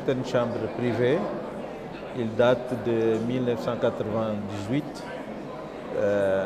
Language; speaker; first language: French; non-native, fluent; Portuguese